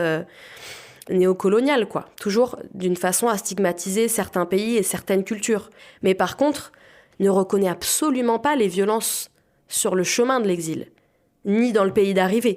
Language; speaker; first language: French; native; French